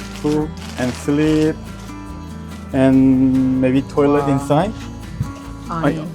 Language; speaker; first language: English; non-native, learner; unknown